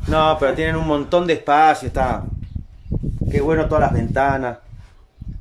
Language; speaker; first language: Spanish; native; Spanish